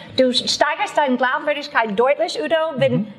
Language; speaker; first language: German; non-native, learner; English